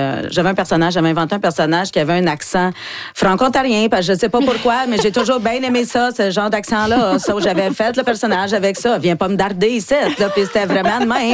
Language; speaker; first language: French; native; French